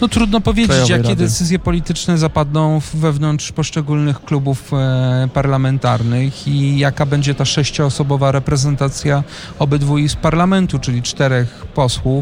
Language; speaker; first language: Polish; native; Polish